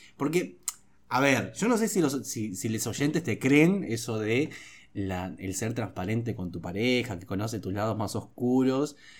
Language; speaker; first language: Spanish; native; Spanish